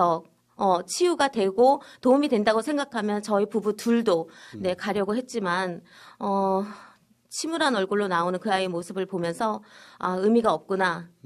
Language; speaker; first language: Korean; native; Korean